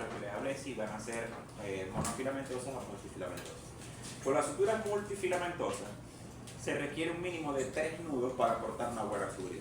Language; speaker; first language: Spanish; native; Spanish